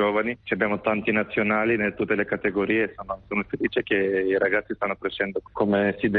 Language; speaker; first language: Italian; non-native, fluent; Macedonian